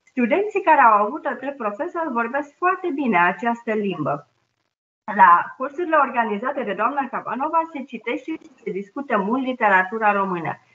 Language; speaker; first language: Romanian; native; Romanian